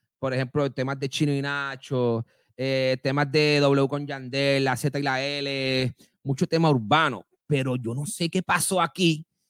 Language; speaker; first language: Spanish; native; Spanish